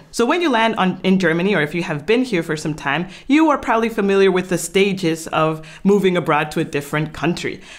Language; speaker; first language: English; non-native, fluent; Spanish